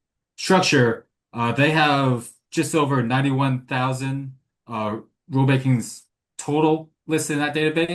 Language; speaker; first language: English; native; English